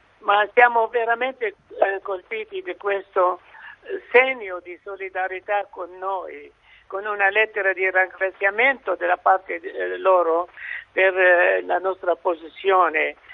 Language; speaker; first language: Italian; non-native, fluent; Arabic